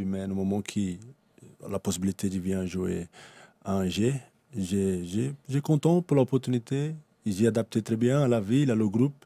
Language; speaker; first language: French; non-native, learner; Portuguese